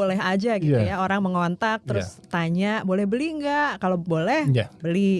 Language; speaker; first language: Indonesian; native; Indonesian